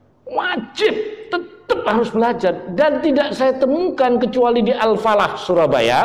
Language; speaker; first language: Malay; non-native, local second language; Javanese